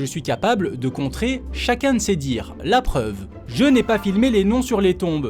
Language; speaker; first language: French; native; French